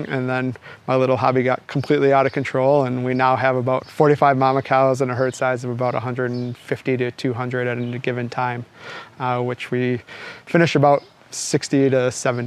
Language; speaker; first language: English; native; English